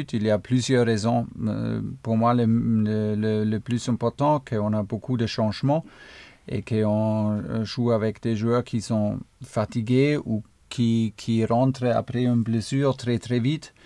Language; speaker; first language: French; non-native, fluent; German